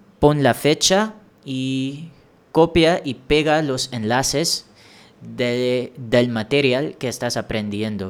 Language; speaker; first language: Spanish; non-native, fluent; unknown